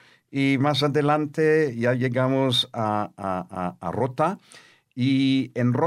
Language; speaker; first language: Spanish; non-native, fluent; Hebrew